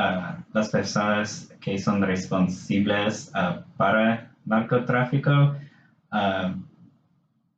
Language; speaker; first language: Spanish; non-native, learner; English